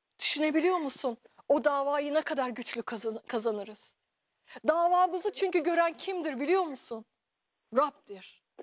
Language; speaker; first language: Turkish; native; Turkish